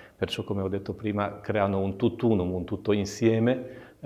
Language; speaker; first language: Italian; non-native, fluent; Slovak